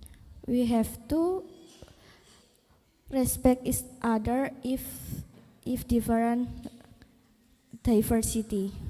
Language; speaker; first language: English; non-native, learner; Indonesian